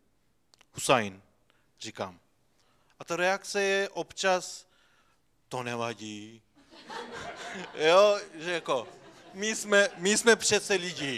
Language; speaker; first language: Czech; non-native, fluent; Turkish